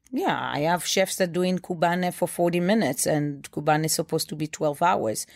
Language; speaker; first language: English; non-native, fluent; Hebrew